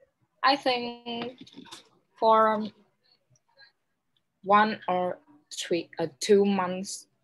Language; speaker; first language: English; non-native, learner; Vietnamese